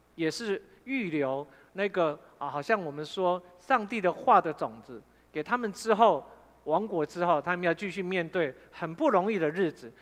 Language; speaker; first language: Chinese; native; Chinese